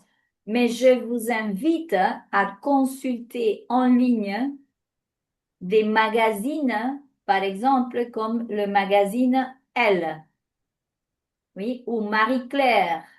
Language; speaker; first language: French; non-native, fluent; Spanish